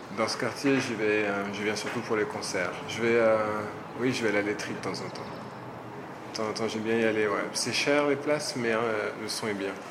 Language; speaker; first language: French; native; French